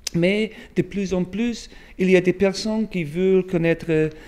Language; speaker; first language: French; non-native, fluent; English